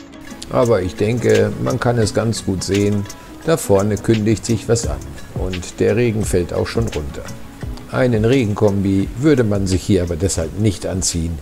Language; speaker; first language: German; native; German